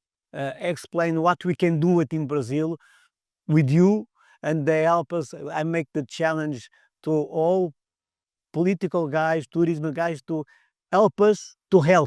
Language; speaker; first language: English; non-native, learner; Portuguese